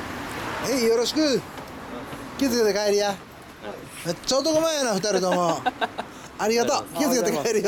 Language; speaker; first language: Japanese; native; Japanese